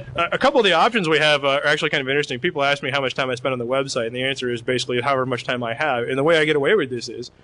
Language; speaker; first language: English; native; English